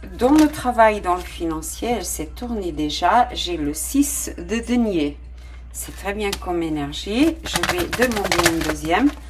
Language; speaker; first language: French; non-native, fluent; Portuguese